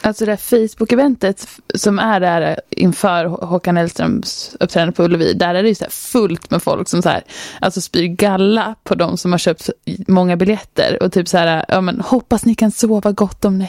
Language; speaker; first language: Swedish; native; Swedish